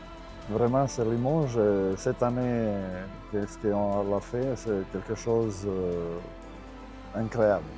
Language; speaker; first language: French; non-native, learner; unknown